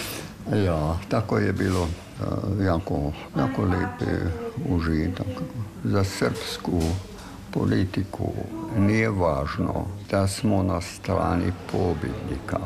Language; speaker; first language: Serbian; non-native, fluent; German